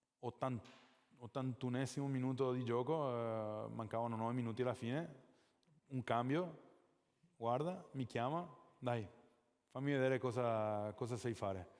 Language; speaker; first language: Italian; non-native, fluent; Spanish